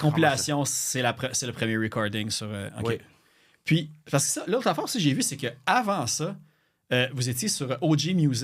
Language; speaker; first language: French; native; French